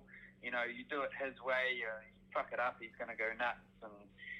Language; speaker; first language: English; native; English